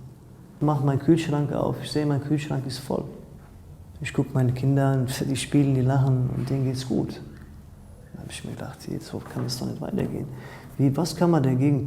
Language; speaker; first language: German; native; German